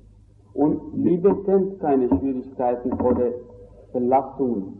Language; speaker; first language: German; non-native, fluent; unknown